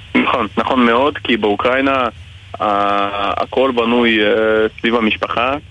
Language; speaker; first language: Hebrew; non-native, fluent; Russian